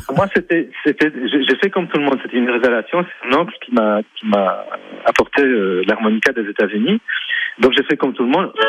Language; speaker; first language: French; non-native, fluent; Polish